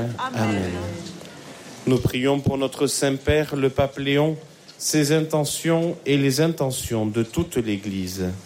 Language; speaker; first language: French; native; French